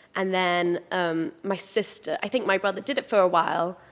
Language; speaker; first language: English; native; English